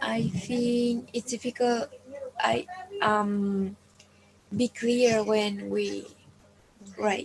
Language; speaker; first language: English; non-native, learner; Spanish